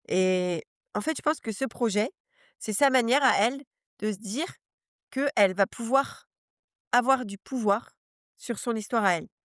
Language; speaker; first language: French; native; French